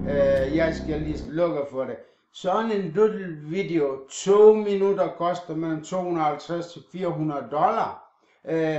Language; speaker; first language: Danish; non-native, fluent; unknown